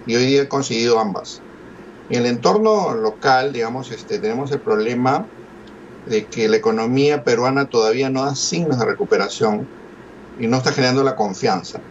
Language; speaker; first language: Spanish; native; Spanish